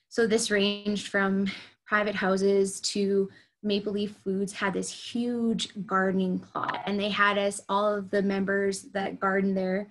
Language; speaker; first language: English; native; English